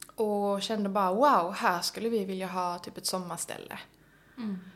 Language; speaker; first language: Swedish; native; Swedish